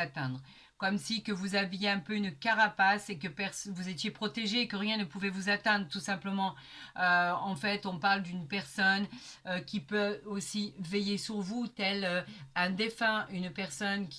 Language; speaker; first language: French; native; French